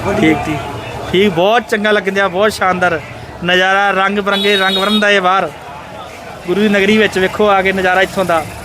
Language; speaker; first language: Punjabi; early bilingual, heritage; Punjabi